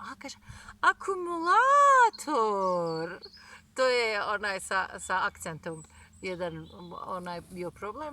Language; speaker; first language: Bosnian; non-native, fluent; Turkish